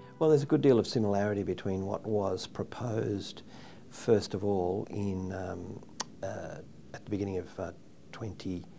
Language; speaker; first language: English; native; English